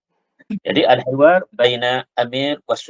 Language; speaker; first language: Arabic; non-native, fluent; Malay